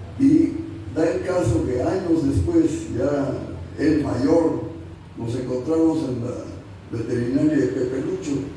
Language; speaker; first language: Spanish; native; Spanish